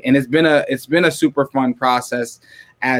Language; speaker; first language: English; native; English